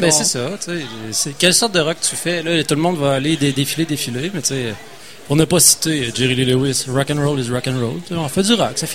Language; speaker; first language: French; native; French